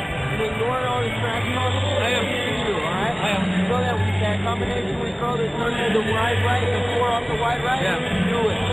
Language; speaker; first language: English; native; English